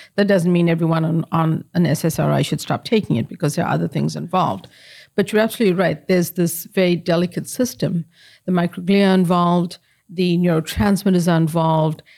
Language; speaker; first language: English; native; English